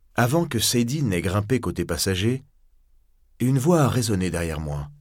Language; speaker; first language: French; native; French